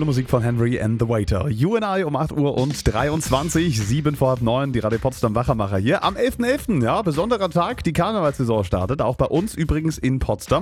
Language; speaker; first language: German; native; German